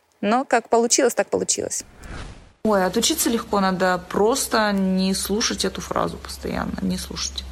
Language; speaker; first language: Russian; native; Russian